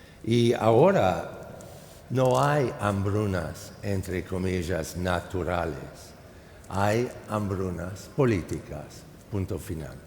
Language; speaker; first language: Spanish; non-native, fluent; English